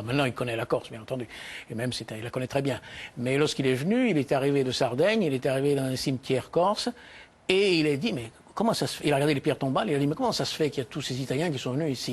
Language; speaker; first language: French; native; French